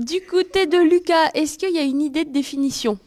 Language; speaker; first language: French; native; French